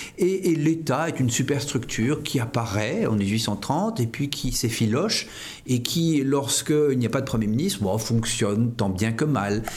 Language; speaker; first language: French; native; French